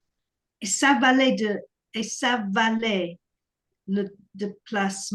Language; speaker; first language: French; non-native, learner; English